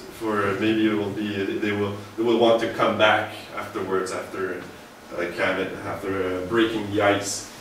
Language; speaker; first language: English; native; English